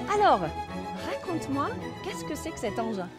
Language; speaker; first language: French; native; French